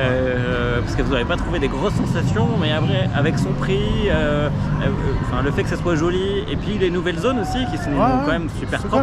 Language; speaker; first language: French; native; French